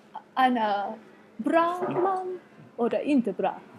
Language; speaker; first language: Swedish; non-native, learner; English